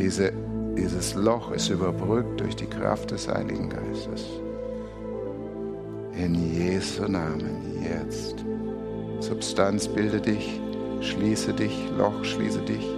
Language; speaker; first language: German; native; German